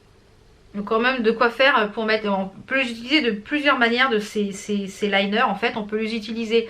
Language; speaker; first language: French; native; French